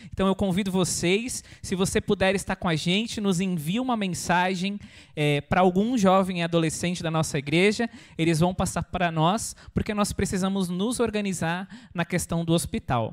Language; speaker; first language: Portuguese; native; Portuguese